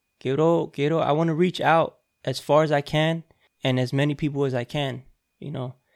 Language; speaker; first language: English; early bilingual, other home language; Spanish